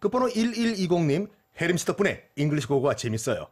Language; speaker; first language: Korean; native; Korean